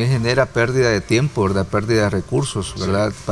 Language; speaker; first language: Spanish; native; Spanish